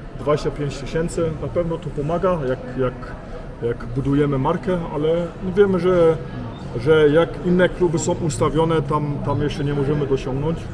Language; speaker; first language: Polish; early bilingual, heritage; Polish